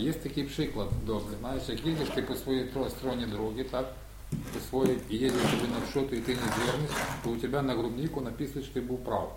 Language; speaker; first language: Polish; non-native, learner; Ukrainian